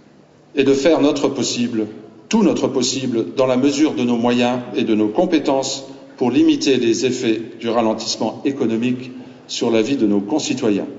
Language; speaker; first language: French; native; French